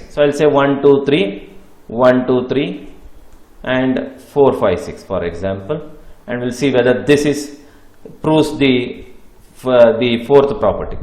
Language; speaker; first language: English; non-native, local second language; Kannada